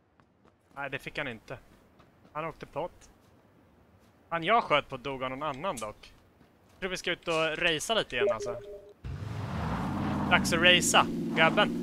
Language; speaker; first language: Swedish; native; Swedish